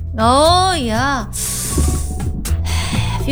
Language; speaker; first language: English; non-native, learner; Indonesian